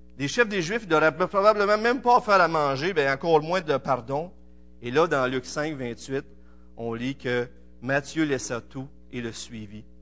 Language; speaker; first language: French; native; French